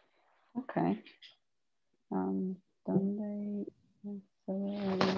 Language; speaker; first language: Spanish; non-native, learner; English